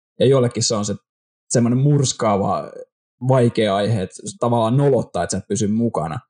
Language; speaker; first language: Finnish; native; Finnish